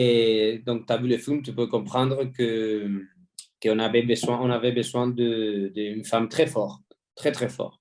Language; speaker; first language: French; non-native, fluent; Spanish